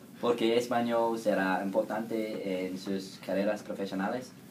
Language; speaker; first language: Spanish; non-native, learner; English